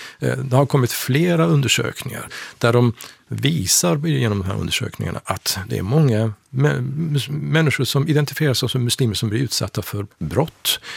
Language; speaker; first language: Swedish; non-native, fluent; Persian